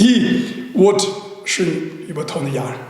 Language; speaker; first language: German; non-native, learner; Chinese